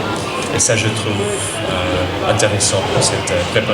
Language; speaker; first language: French; non-native, fluent; English